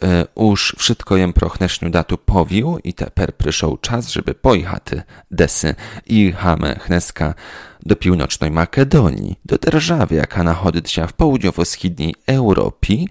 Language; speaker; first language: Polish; non-native, local second language; Rusyn